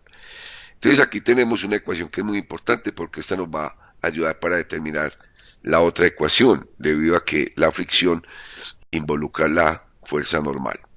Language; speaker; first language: Spanish; native; Spanish